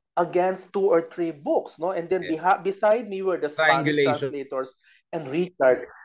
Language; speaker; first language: English; non-native, local second language; Bikol